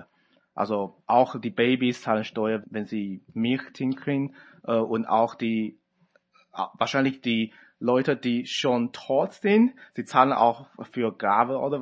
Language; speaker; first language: German; non-native, fluent; Chinese